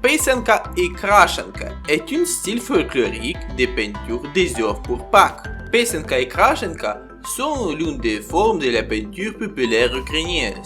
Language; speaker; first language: French; non-native, learner; Ukrainian